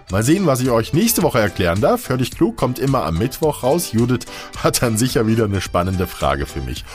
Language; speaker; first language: German; native; German